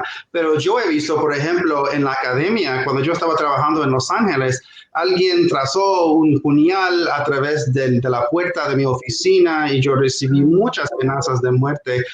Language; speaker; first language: Spanish; non-native, fluent; English